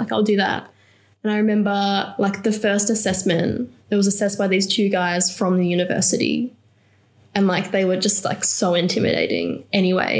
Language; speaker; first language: English; native; English